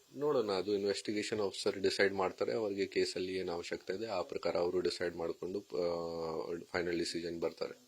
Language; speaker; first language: Kannada; non-native, fluent; Hindi